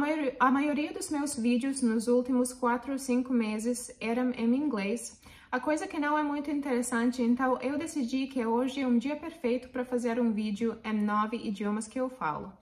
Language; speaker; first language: Portuguese; non-native, fluent; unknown